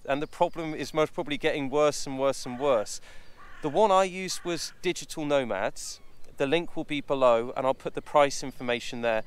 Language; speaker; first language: English; native; English